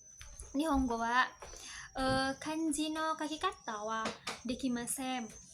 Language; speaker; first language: Japanese; non-native, learner; Indonesian